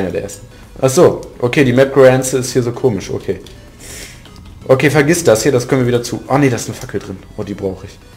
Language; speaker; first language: German; native; German